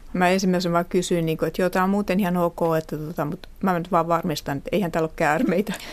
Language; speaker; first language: Finnish; native; Finnish